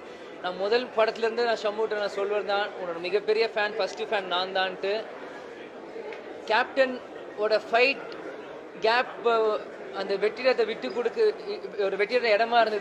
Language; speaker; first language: Tamil; native; Tamil